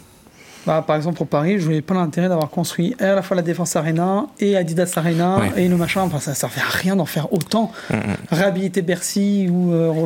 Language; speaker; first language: French; native; French